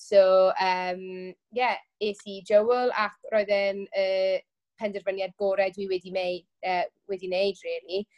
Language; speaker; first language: Welsh; non-native, local second language; English